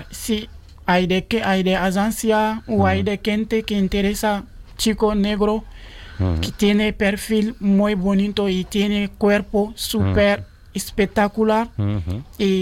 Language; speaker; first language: Spanish; non-native, learner; Bambara